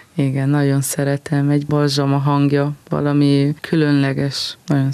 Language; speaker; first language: Hungarian; early bilingual, heritage; Hungarian